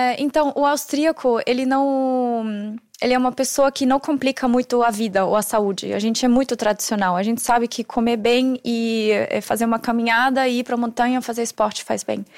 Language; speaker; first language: Portuguese; non-native, fluent; German